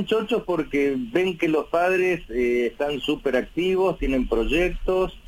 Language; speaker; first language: Spanish; native; Spanish